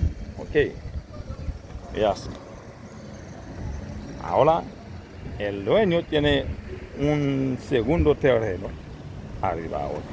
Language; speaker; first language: Spanish; non-native, learner; Haitian Creole